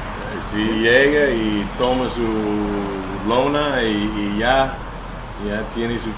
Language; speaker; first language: Spanish; non-native, learner; English